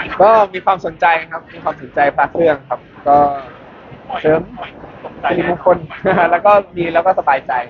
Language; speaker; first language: Thai; native; Thai